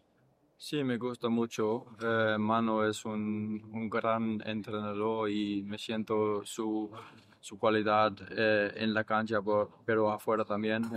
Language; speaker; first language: Spanish; non-native, fluent; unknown